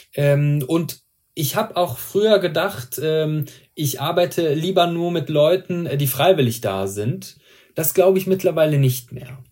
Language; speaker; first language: German; early bilingual, other home language; Persian